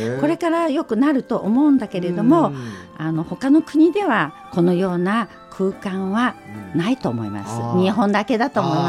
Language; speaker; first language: Japanese; non-native, fluent; Chinese